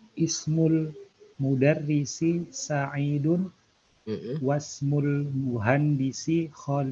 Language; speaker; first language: Arabic; non-native, learner; Indonesian